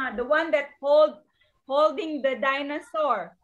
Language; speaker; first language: English; non-native, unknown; Indonesian